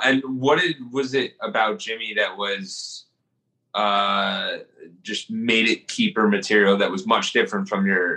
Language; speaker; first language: English; native; English